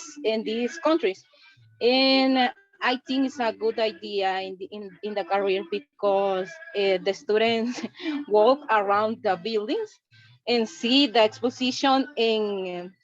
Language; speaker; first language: English; non-native, learner; Spanish